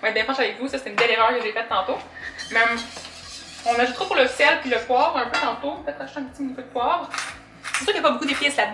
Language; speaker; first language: French; native; French